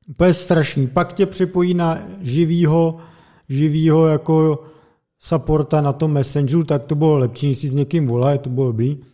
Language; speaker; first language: Czech; native; Czech